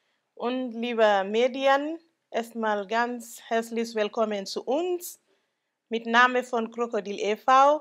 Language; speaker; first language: German; non-native, local second language; Mandingo